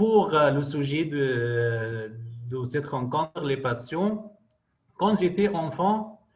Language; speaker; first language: French; non-native, fluent; Arabic